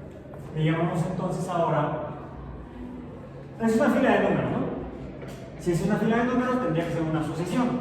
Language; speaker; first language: Spanish; native; Spanish